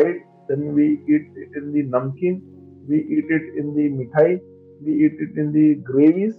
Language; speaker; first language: English; non-native, local second language; Gujarati